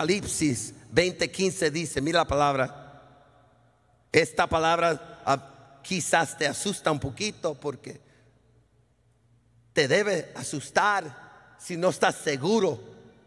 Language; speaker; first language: Spanish; early bilingual, heritage; Spanish